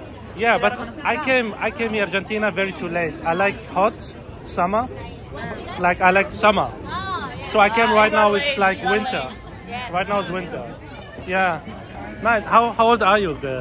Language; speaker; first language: English; non-native, learner; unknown